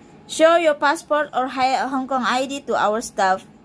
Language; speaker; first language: English; non-native, learner; Indonesian